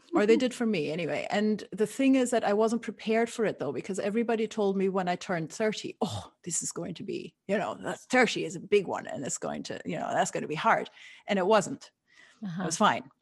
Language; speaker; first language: English; non-native, fluent; German